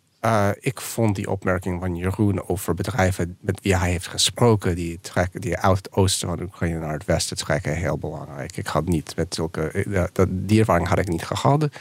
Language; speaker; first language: Dutch; non-native, fluent; English